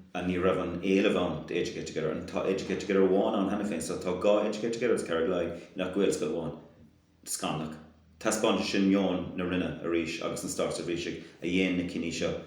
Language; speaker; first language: Irish; non-native, local second language; English